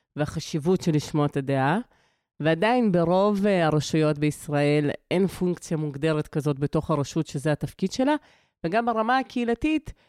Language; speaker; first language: Hebrew; non-native, fluent; Russian